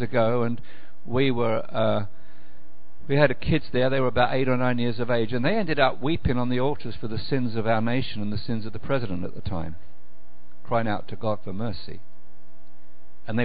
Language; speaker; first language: English; native; English